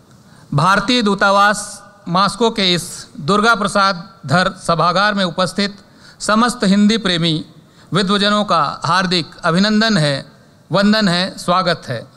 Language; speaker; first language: Hindi; native; Hindi